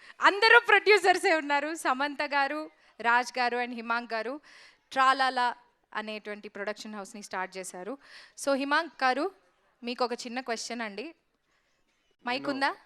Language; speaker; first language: Telugu; native; Telugu